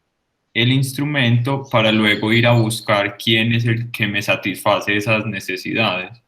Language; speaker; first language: Spanish; native; Spanish